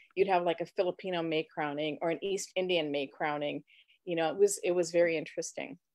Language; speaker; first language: English; native; English